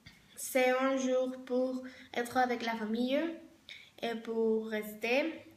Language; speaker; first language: French; non-native, learner; Spanish